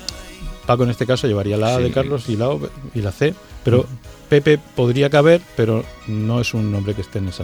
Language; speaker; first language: Spanish; native; Spanish